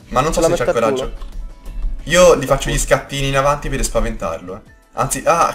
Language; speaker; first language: Italian; native; Italian